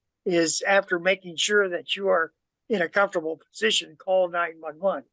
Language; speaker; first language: English; native; English